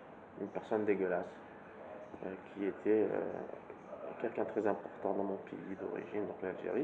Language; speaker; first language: French; native; French